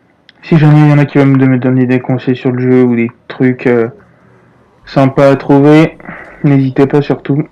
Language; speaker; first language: French; native; French